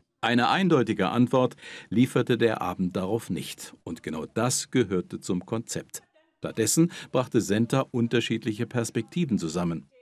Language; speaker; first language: German; native; German